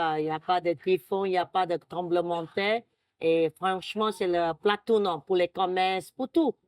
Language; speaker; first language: French; non-native, fluent; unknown